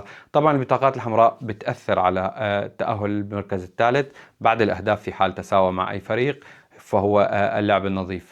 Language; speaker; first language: Arabic; native; Arabic